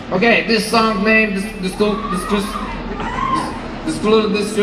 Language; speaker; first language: English; non-native, learner; Polish